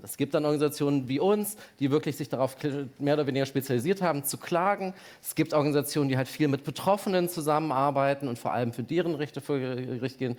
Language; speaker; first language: German; native; German